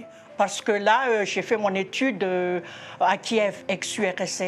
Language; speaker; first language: French; non-native, local second language; Malagasy